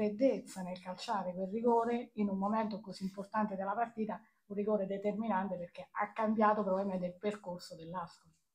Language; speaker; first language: Italian; native; Italian